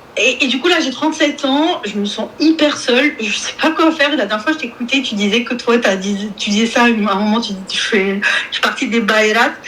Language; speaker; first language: French; non-native, local second language; Arabic